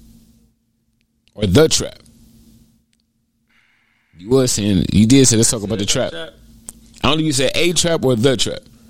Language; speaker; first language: English; native; English